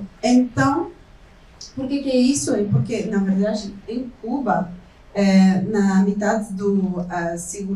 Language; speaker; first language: Portuguese; non-native, fluent; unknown